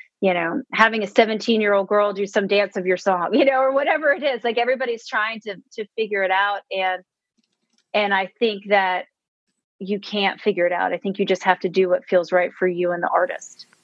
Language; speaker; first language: English; native; English